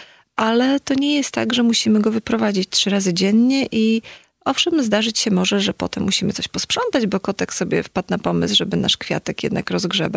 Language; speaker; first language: Polish; native; Polish